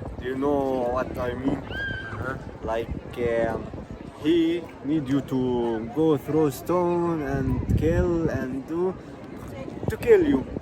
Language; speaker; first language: English; non-native, learner; Arabic